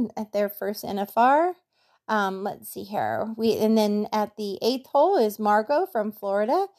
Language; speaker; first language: English; native; English